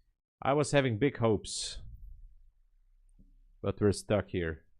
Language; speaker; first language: English; non-native, fluent; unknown